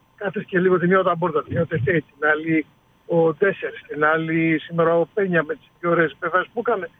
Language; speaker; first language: Greek; native; Greek